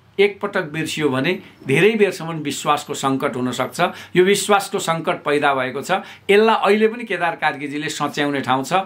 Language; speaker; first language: Nepali; native; Nepali